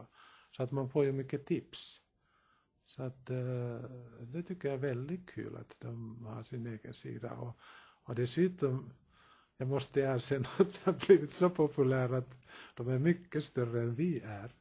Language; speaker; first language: Swedish; non-native, local second language; Finnish